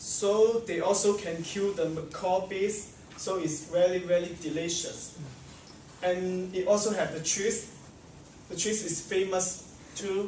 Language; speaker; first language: English; non-native, learner; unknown